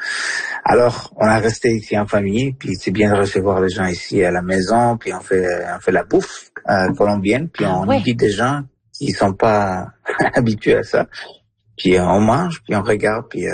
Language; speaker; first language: French; early bilingual, other home language; Spanish